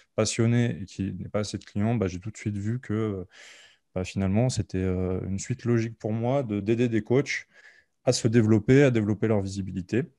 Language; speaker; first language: French; native; French